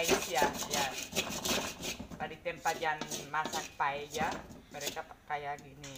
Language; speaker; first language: Indonesian; non-native, learner; Spanish